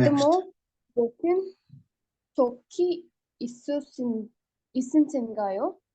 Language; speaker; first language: Korean; non-native, learner; Hindi